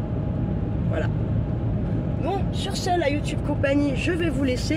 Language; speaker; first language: French; native; French